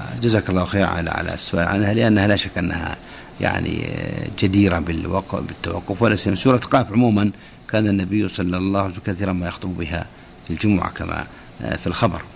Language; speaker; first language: Arabic; native; Arabic